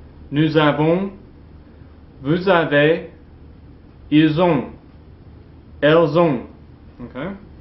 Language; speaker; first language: French; non-native, fluent; English